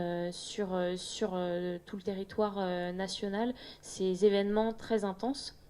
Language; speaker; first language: French; native; French